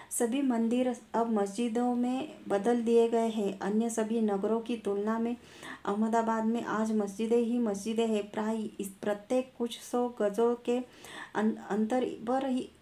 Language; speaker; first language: Hindi; non-native, local second language; Marathi